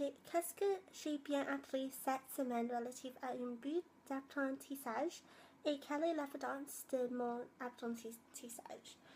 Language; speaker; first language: French; non-native, learner; English